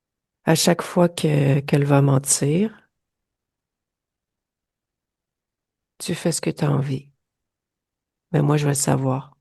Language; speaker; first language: French; native; French